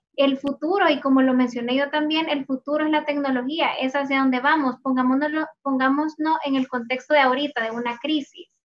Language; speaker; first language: Spanish; native; Spanish